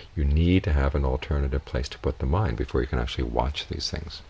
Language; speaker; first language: English; native; English